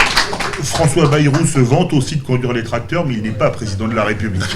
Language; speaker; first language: French; native; French